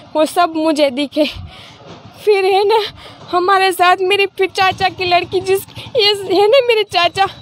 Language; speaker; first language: Hindi; non-native, local second language; Gujarati